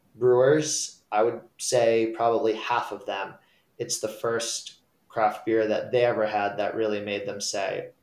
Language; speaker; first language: English; native; English